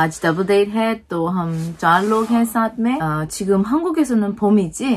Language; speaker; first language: Korean; non-native, learner; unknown